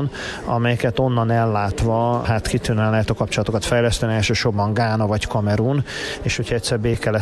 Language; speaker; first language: Hungarian; native; Hungarian